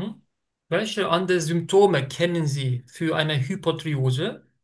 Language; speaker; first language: German; non-native, learner; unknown